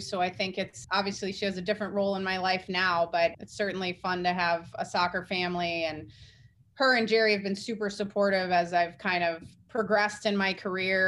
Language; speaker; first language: English; native; English